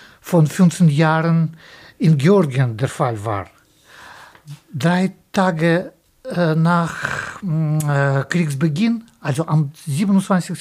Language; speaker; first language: German; non-native, fluent; Russian